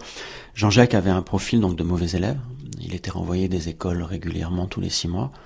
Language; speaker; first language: French; native; French